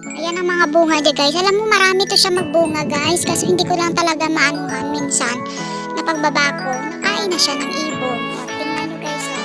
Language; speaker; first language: Filipino; non-native, local second language; Hiligaynon